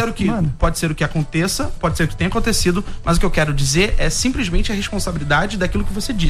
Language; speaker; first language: Portuguese; native; Portuguese